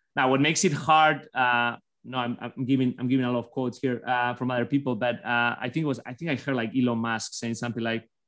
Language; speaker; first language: English; non-native, fluent; Spanish